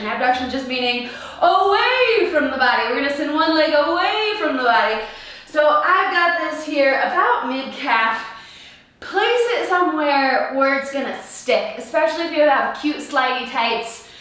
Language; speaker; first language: English; native; English